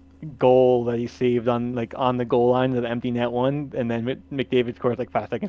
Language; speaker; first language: English; native; English